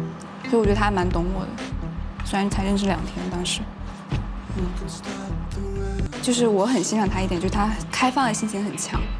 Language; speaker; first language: Chinese; native; Chinese